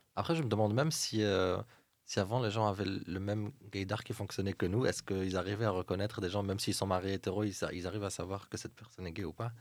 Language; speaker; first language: French; non-native, local second language; Arabic